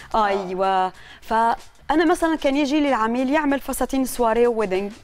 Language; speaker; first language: Arabic; native; Arabic